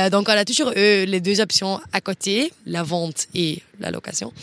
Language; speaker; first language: French; non-native, fluent; Dutch